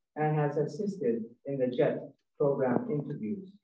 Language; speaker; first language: English; native; English